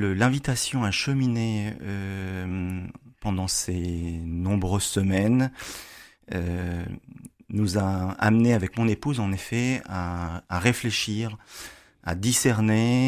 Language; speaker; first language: French; native; French